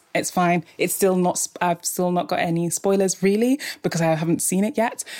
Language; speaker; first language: English; native; English